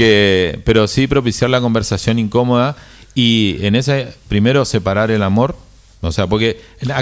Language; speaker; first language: Spanish; native; Spanish